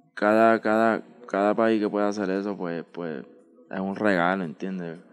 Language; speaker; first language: Spanish; native; Spanish